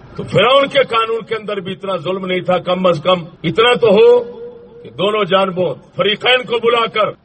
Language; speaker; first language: Urdu; non-native, local second language; Punjabi